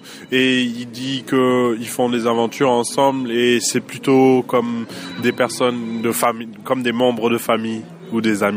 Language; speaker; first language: French; non-native, fluent; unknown